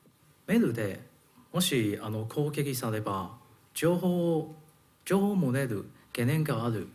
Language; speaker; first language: Japanese; non-native, learner; Cantonese